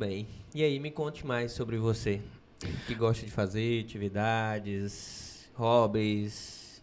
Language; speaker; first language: Portuguese; native; Portuguese